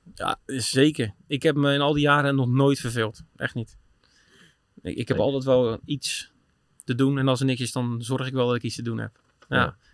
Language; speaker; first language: Dutch; native; Dutch